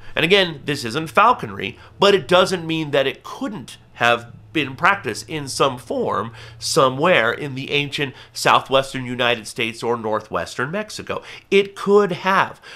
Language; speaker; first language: English; native; English